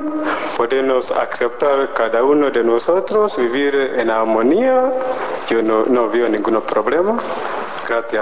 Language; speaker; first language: Spanish; non-native, learner; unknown